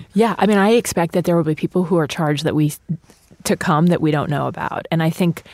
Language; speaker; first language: English; early bilingual, other home language; Ukrainian